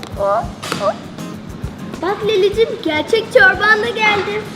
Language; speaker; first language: Turkish; non-native, learner; English